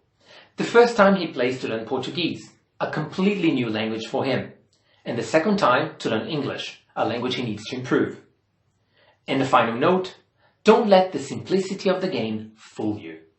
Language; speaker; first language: English; non-native, fluent; Portuguese